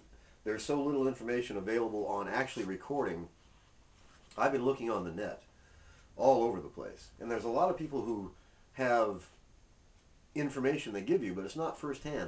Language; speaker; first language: English; native; English